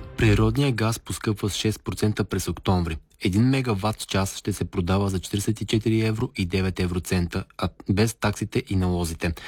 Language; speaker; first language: Bulgarian; native; Bulgarian